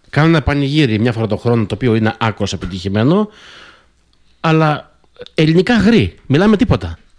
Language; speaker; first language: Greek; early bilingual, heritage; Greek